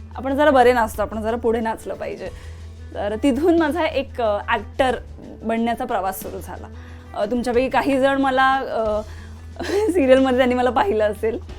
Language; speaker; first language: Marathi; native; Marathi